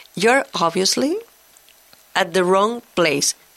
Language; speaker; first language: English; non-native, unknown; Catalan